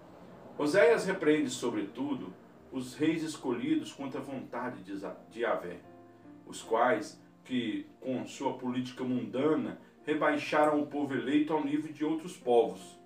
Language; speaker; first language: Portuguese; native; Portuguese